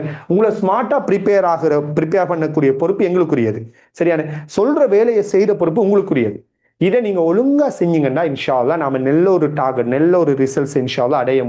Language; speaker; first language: Tamil; native; Tamil